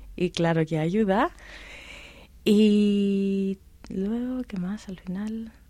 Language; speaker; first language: Spanish; non-native, learner; Greek